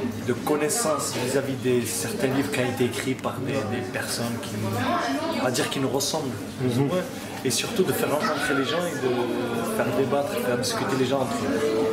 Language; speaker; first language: French; native; French